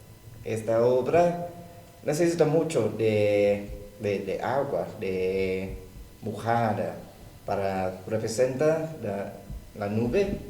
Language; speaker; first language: Spanish; non-native, learner; Thai